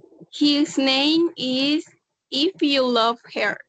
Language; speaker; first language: English; non-native, learner; Spanish